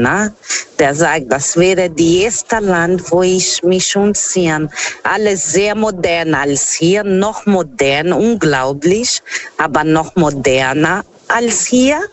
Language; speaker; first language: German; non-native, fluent; Portuguese